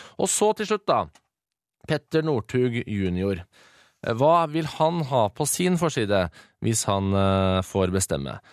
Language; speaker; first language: Norwegian; native; Norwegian